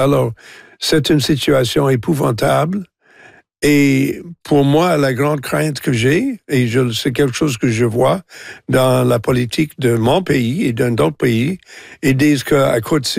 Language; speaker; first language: French; non-native, local second language; English